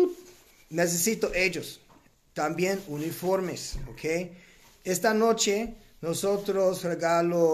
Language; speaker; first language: Spanish; non-native, learner; English